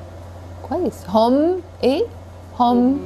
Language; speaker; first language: Arabic; non-native, fluent; English